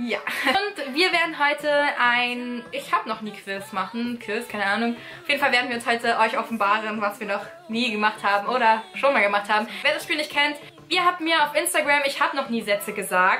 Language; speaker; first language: German; native; German